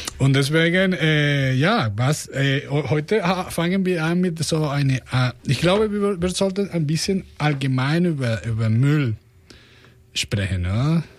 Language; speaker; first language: German; non-native, fluent; Spanish